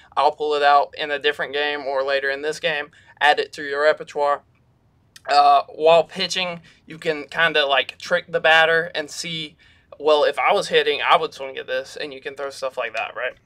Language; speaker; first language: English; native; English